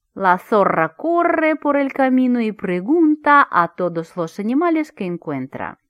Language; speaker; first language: Spanish; non-native, fluent; Russian